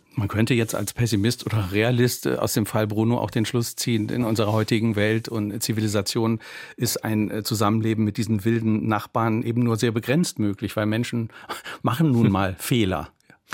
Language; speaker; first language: German; native; German